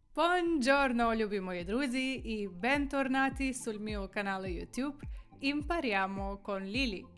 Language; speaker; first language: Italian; non-native, fluent; Ukrainian